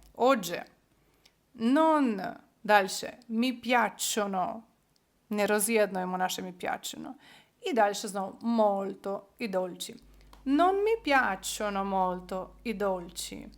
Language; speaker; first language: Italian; non-native, fluent; Ukrainian